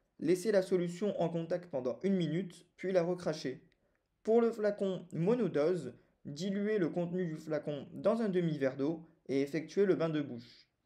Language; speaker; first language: French; native; French